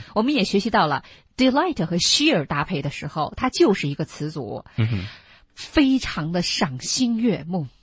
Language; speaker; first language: Chinese; native; Chinese